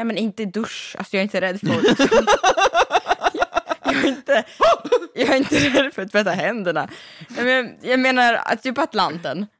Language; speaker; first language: Swedish; native; Swedish